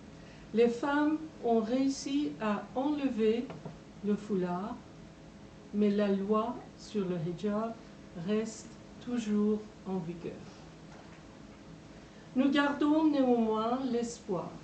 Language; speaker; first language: French; non-native, fluent; Persian